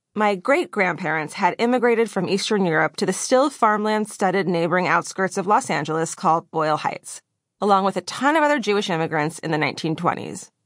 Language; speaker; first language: English; native; English